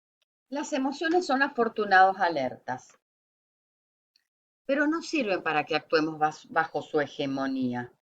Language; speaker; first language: Spanish; native; Spanish